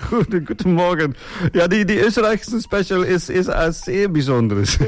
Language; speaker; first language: German; non-native, learner; Dutch